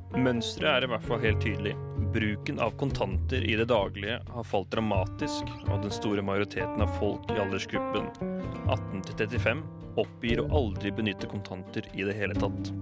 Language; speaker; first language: Norwegian; native; Norwegian